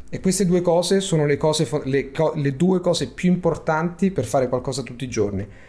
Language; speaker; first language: Italian; native; Italian